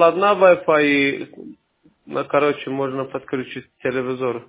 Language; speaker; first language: Russian; non-native, learner; Azerbaijani